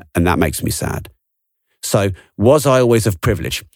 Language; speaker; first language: English; native; English